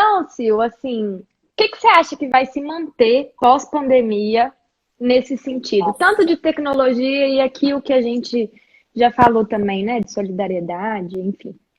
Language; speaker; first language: Portuguese; native; Portuguese